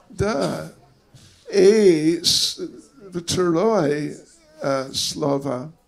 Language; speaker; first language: Russian; non-native, learner; English